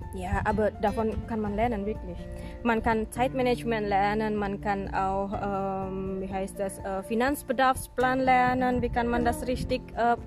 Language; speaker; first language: German; non-native, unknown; Indonesian